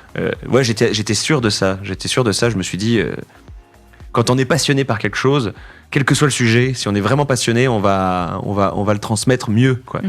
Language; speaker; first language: French; native; French